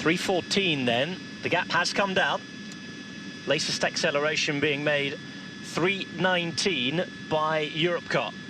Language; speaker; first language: English; native; English